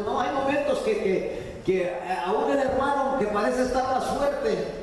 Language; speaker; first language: Spanish; native; Spanish